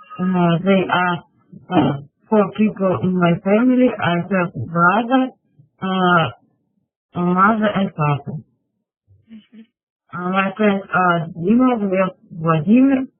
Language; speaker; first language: English; non-native, learner; Russian